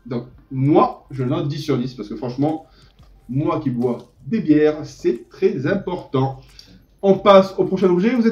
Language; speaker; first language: French; native; French